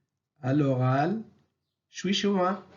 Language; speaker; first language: French; non-native, local second language; Arabic